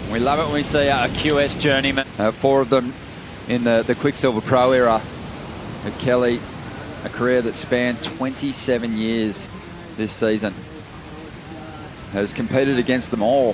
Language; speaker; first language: English; native; English